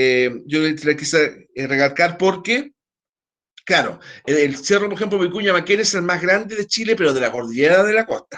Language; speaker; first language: Spanish; native; Spanish